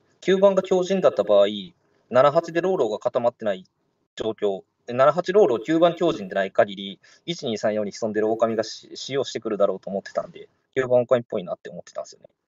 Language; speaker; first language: Japanese; native; Japanese